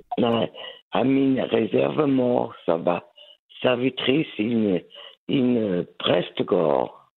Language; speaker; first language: Danish; non-native, fluent; French